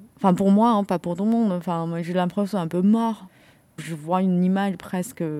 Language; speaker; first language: French; non-native, fluent; Chinese